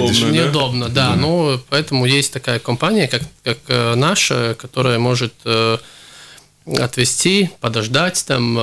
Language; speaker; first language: Russian; non-native, local second language; Latvian